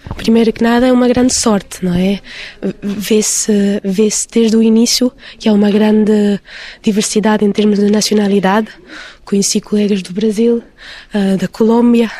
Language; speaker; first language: Portuguese; early bilingual, heritage; Portuguese